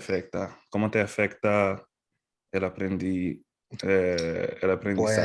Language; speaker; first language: Spanish; non-native, fluent; English